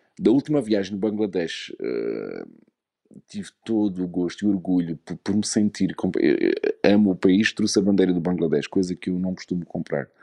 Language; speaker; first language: Portuguese; native; Portuguese